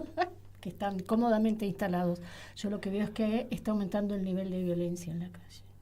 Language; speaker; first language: Spanish; native; Spanish